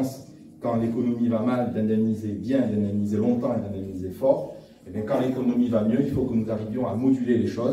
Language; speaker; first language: French; native; French